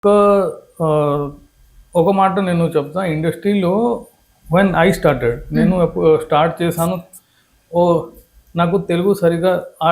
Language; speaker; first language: Telugu; non-native, fluent; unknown